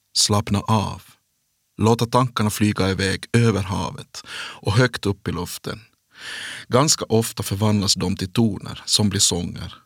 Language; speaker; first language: Swedish; native; Swedish